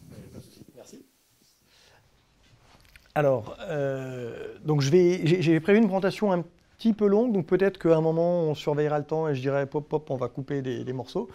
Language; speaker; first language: French; native; French